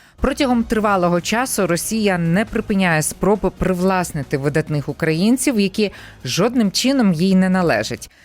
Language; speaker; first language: Ukrainian; native; Ukrainian